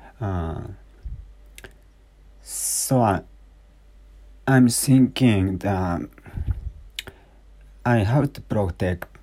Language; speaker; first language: English; non-native, learner; Japanese